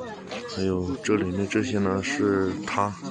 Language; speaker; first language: Chinese; non-native, local second language; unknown